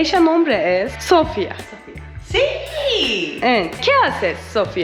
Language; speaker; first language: Spanish; non-native, learner; Turkish